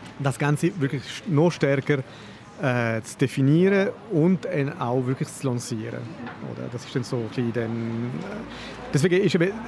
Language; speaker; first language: German; non-native, local second language; Italian